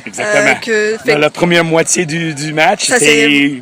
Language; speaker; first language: French; non-native, fluent; English